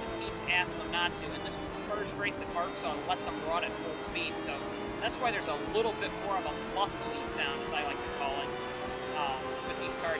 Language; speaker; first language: English; native; English